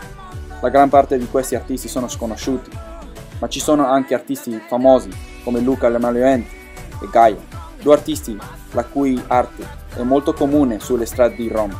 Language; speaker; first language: Italian; non-native, learner; Spanish